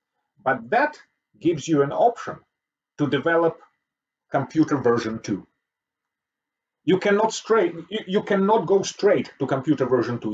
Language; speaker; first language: English; non-native, fluent; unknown